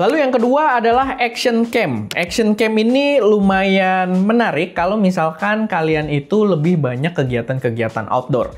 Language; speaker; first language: Indonesian; native; Indonesian